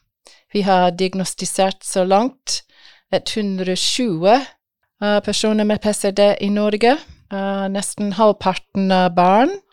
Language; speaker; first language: Norwegian; non-native, fluent; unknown